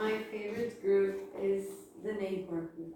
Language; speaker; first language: English; non-native, learner; Turkish